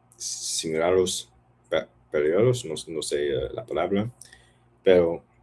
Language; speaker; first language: Spanish; non-native, learner; English